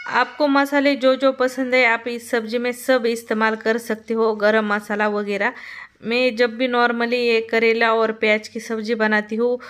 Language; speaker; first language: Hindi; non-native, local second language; Marathi